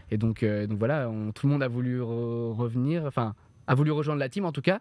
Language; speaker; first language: French; native; French